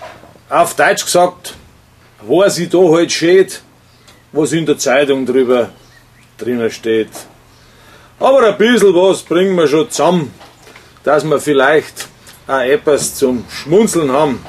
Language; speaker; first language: German; native; German